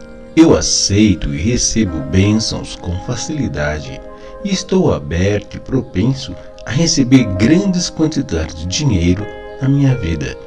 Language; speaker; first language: Portuguese; native; Portuguese